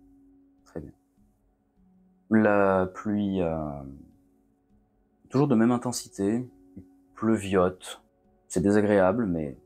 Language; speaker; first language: French; native; French